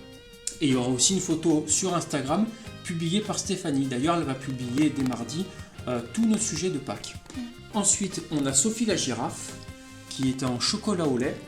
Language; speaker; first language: French; native; French